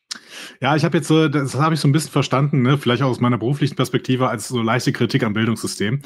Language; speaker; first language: German; native; German